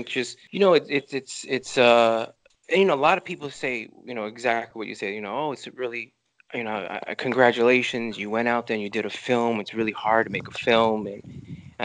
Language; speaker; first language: English; early bilingual, other home language; Spanish